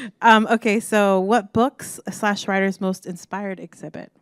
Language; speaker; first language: English; native; English